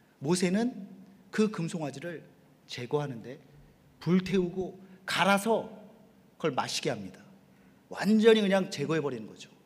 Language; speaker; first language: Korean; native; Korean